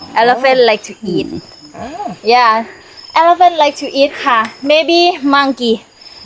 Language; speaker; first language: English; non-native, learner; Thai